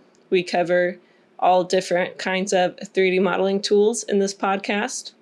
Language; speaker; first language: English; native; English